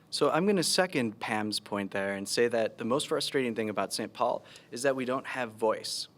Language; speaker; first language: English; early bilingual, other home language; Spanish